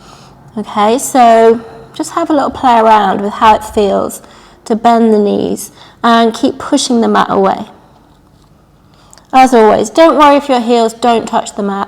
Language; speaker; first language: English; native; English